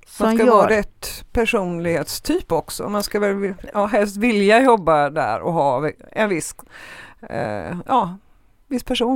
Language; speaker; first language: Swedish; native; Swedish